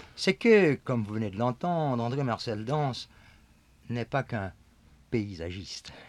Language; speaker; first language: French; native; French